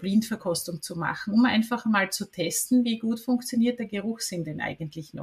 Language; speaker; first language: German; native; German